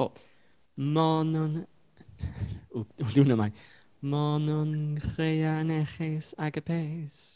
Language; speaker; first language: Greek; non-native, learner; English